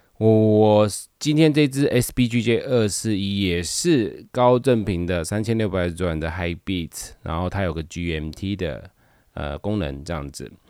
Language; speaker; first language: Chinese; native; Chinese